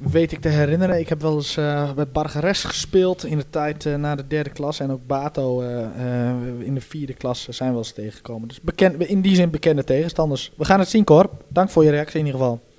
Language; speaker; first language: Dutch; native; Dutch